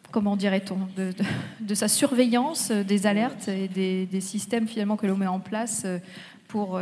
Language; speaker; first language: French; native; French